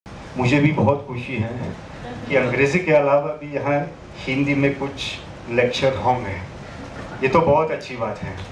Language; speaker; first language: Hindi; non-native, fluent; Catalan